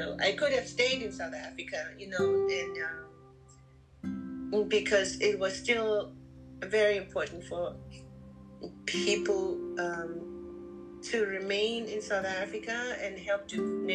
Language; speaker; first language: English; non-native, local second language; Zulu